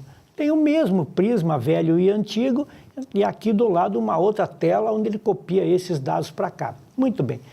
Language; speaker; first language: Portuguese; native; Portuguese